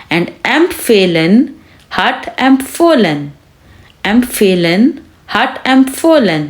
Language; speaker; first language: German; non-native, fluent; Urdu